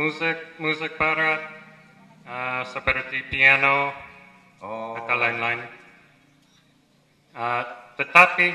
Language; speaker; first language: Indonesian; non-native, fluent; English